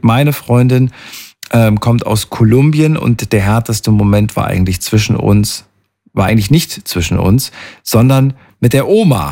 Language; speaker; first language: German; native; German